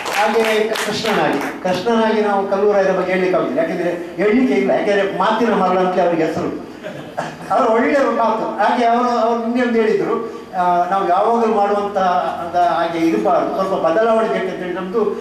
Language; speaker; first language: Kannada; non-native, local second language; Konkani